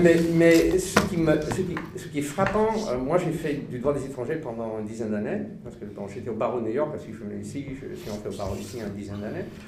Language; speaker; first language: French; non-native, fluent; English